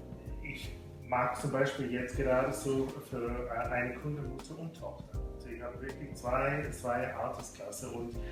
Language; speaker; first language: German; non-native, fluent; English